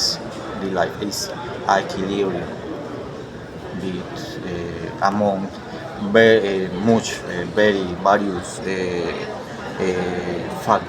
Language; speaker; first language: English; non-native, learner; Spanish